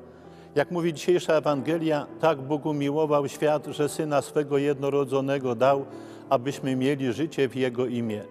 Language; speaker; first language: Polish; native; Polish